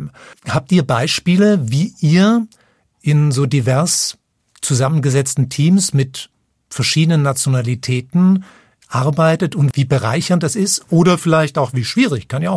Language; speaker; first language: German; native; German